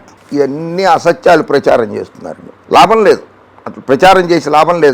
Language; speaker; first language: Telugu; native; Telugu